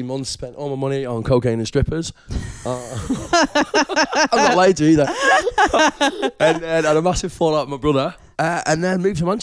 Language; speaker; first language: English; native; English